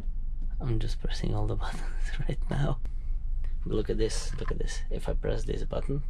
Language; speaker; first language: English; non-native, fluent; French